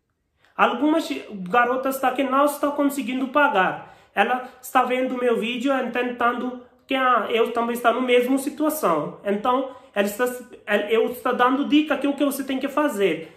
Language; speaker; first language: Portuguese; non-native, learner; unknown